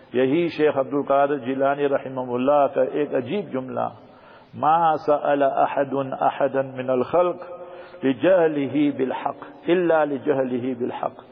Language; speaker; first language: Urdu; early bilingual, heritage; Urdu